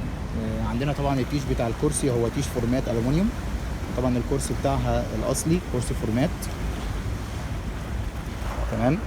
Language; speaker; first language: Arabic; native; Arabic